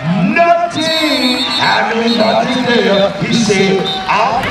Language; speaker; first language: English; native; English